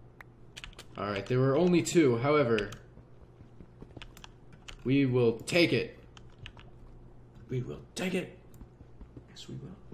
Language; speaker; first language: English; native; English